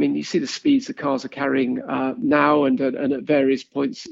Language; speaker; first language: English; native; English